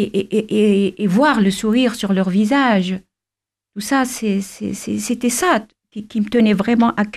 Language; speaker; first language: French; non-native, local second language; Kabyle